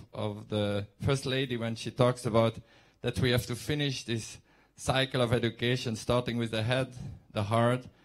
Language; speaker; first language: English; non-native, fluent; Dutch